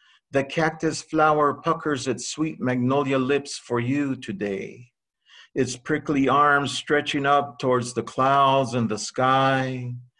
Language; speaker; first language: English; early bilingual, other home language; Spanish